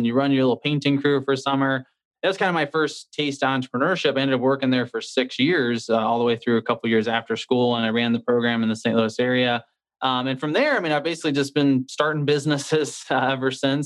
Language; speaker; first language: English; native; English